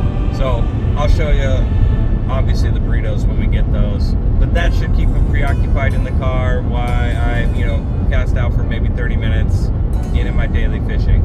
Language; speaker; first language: English; native; English